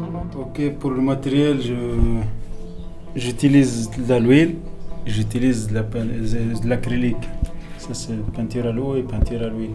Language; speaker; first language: French; non-native, local second language; Arabic